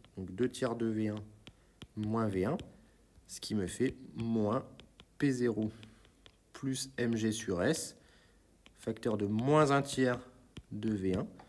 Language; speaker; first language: French; native; French